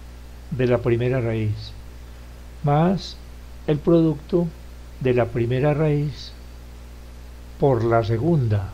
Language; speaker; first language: Spanish; native; Spanish